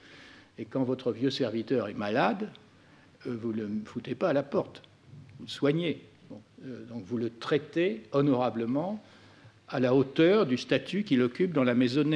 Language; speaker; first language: French; native; French